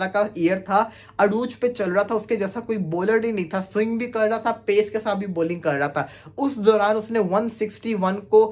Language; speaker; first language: Urdu; native; Urdu